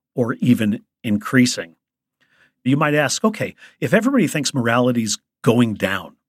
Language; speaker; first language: English; native; English